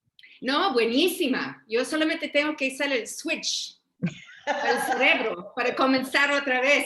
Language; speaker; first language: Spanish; early bilingual, heritage; Spanish